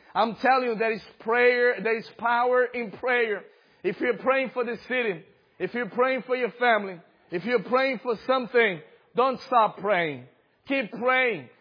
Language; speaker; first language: English; non-native, fluent; Portuguese